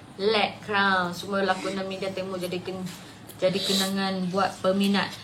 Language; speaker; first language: Malay; native; Malay